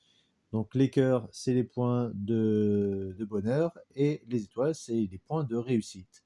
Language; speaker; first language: French; native; French